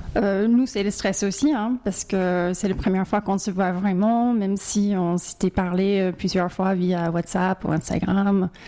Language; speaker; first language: French; non-native, fluent; English